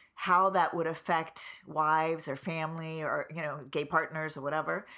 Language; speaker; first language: English; native; English